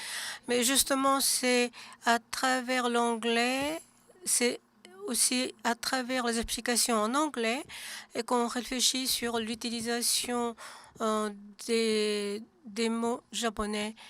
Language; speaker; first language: French; non-native, fluent; Japanese